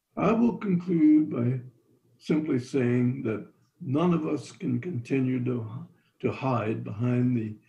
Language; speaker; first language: English; native; English